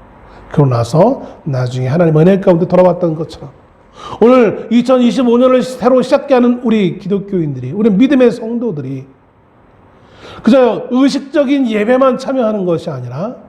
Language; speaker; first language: Korean; native; Korean